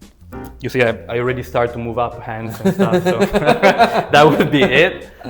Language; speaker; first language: English; early bilingual, other home language; Italian